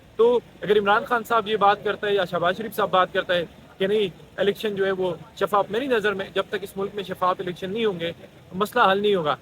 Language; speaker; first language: Urdu; non-native, local second language; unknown